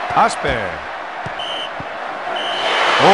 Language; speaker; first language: Spanish; native; Spanish